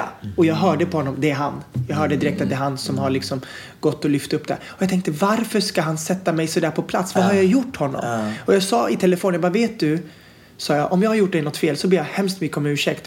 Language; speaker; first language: Swedish; native; Swedish